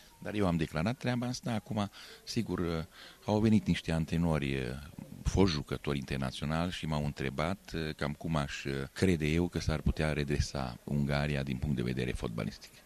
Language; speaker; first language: Romanian; non-native, local second language; Hungarian